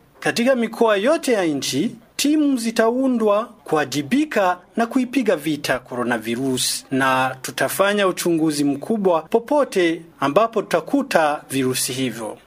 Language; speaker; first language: Swahili; non-native, local second language; Rundi